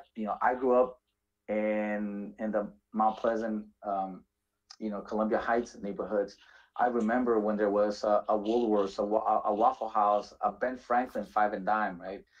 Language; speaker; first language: English; native; English